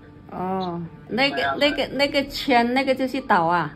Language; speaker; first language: Chinese; non-native, local second language; Hakka Chinese